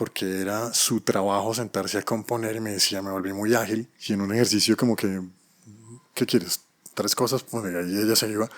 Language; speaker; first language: Spanish; native; Spanish